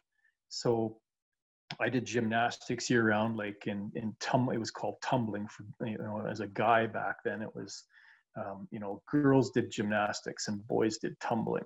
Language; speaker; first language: English; native; English